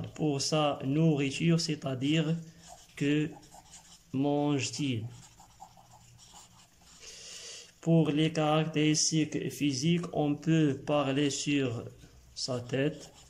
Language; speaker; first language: French; non-native, local second language; Arabic